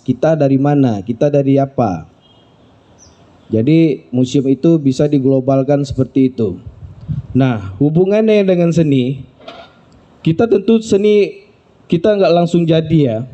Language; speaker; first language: Indonesian; native; Indonesian